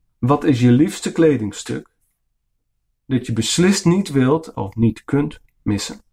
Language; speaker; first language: Dutch; non-native, local second language; Western Frisian